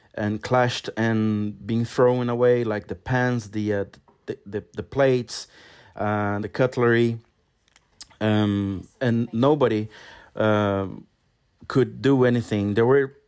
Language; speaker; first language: English; non-native, fluent; Portuguese